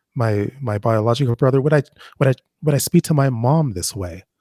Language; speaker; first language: English; native; English